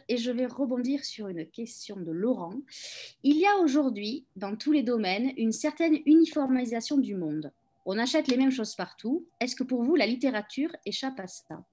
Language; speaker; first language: French; native; French